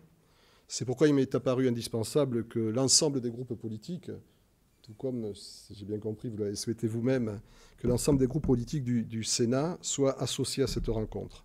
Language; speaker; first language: French; native; French